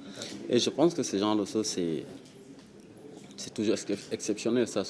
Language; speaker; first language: French; non-native, local second language; Wolof